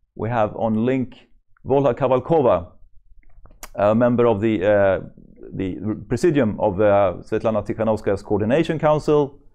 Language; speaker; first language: English; non-native, fluent; Swedish